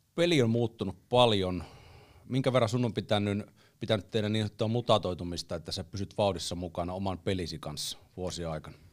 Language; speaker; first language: Finnish; native; Finnish